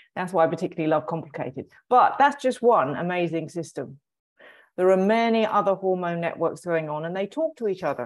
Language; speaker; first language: English; native; English